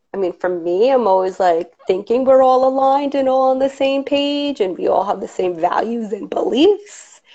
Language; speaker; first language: English; native; English